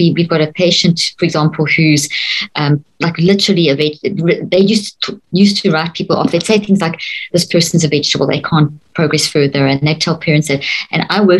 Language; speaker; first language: English; native; English